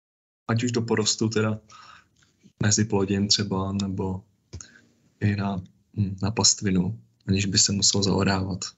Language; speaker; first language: Czech; native; Czech